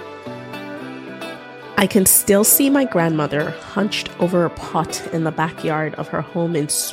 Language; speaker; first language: English; non-native, local second language; Yoruba